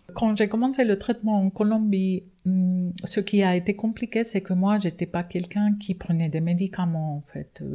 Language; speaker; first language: French; non-native, fluent; Spanish